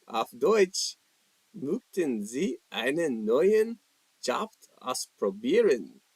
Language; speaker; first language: German; non-native, learner; English